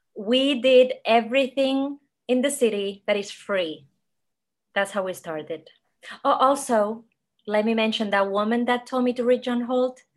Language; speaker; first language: English; non-native, fluent; Spanish